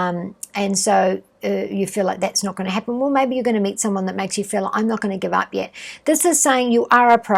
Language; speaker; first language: English; native; English